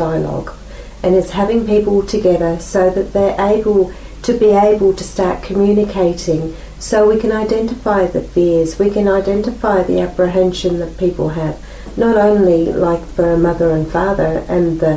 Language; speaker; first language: English; native; English